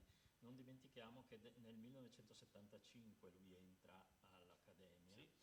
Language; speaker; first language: Italian; native; Italian